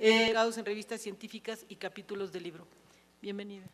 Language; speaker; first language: Spanish; native; Spanish